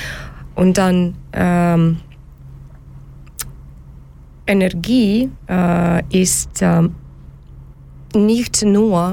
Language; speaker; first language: German; non-native, learner; Ukrainian